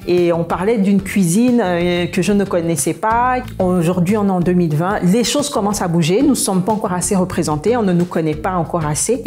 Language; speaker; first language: French; native; French